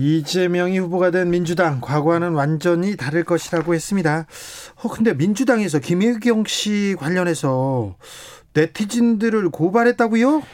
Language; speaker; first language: Korean; native; Korean